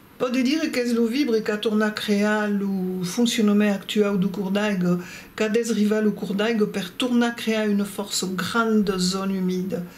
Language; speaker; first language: Occitan; non-native, local second language; French